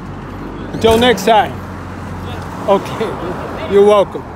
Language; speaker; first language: English; native; English